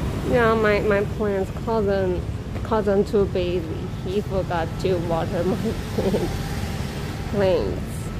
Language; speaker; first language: English; non-native, learner; Chinese